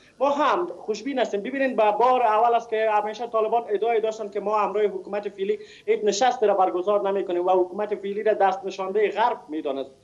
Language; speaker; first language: Persian; native; Persian